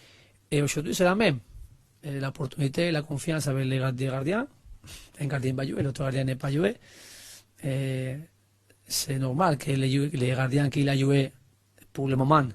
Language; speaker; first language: French; non-native, learner; Spanish